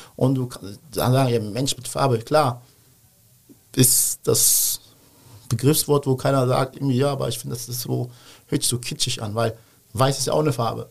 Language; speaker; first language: German; early bilingual, other home language; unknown